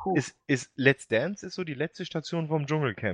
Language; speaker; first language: German; native; German